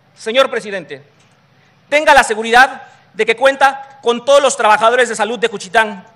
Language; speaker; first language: Spanish; native; Spanish